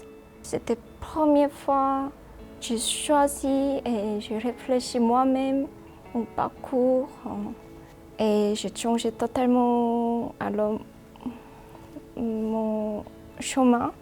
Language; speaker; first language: French; non-native, learner; Korean